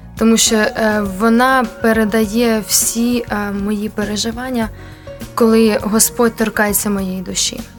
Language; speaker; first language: Ukrainian; non-native, local second language; Russian